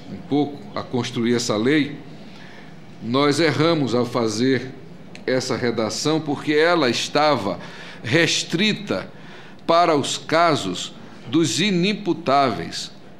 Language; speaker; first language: Portuguese; native; Portuguese